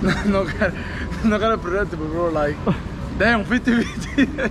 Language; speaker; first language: English; non-native, learner; Spanish